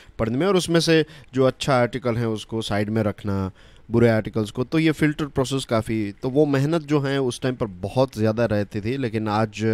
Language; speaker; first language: Hindi; non-native, local second language; Gujarati